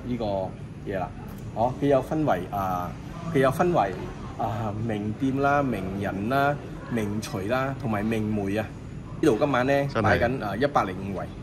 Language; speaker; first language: Cantonese; native; Cantonese